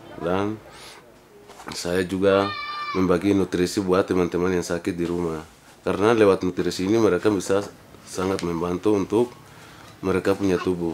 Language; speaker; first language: Indonesian; non-native, local second language; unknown